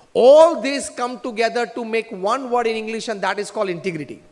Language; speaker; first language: English; non-native, local second language; Gujarati